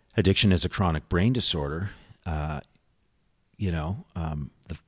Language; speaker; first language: English; native; English